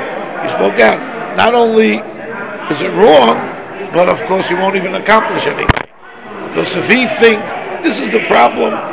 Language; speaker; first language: English; native; English